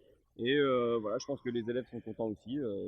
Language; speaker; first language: French; native; French